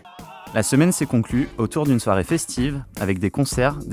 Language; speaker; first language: French; native; French